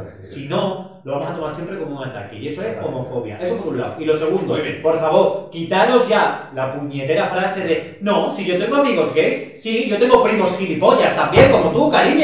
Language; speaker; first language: Spanish; native; Spanish